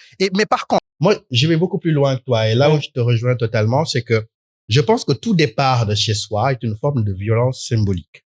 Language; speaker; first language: French; non-native, local second language; Wolof